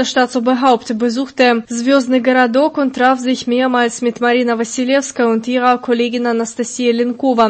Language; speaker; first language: German; non-native, fluent; Russian